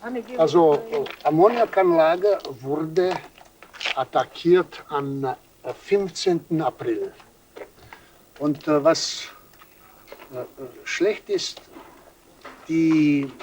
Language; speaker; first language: German; non-native, fluent; Serbian